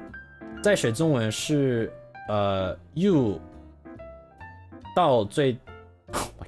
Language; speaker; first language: Chinese; non-native, learner; English